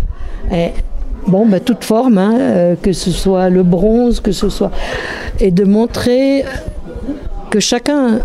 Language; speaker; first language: French; native; French